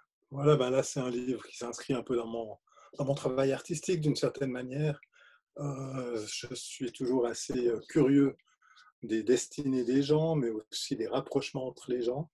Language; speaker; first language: French; native; French